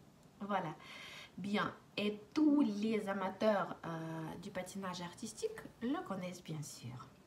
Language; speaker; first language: French; non-native, fluent; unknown